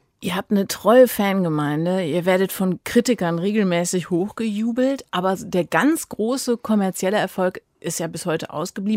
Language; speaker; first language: German; native; German